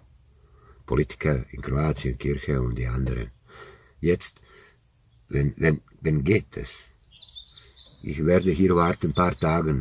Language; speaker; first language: German; non-native, learner; Croatian